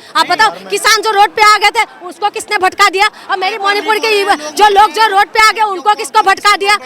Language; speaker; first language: Hindi; non-native, local second language; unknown